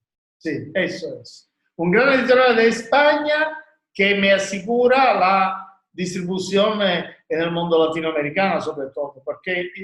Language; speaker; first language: Spanish; non-native, learner; Italian